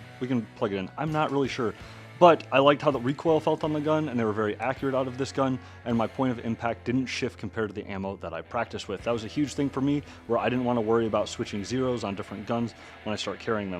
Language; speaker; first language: English; native; English